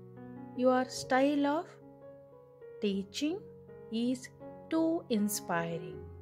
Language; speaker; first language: English; non-native, local second language; Kannada